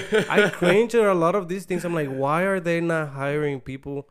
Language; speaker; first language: English; early bilingual, other home language; Spanish